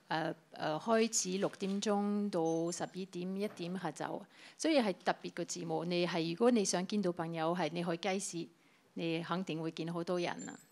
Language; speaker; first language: Cantonese; non-native, fluent; French